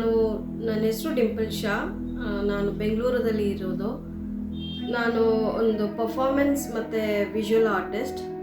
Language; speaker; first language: Kannada; non-native, local second language; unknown